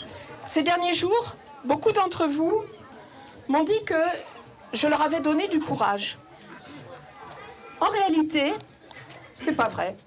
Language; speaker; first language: French; native; French